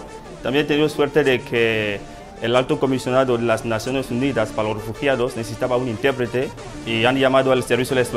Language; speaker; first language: Spanish; non-native, fluent; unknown